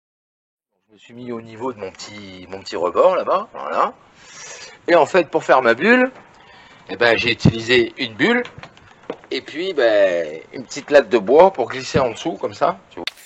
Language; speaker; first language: French; native; French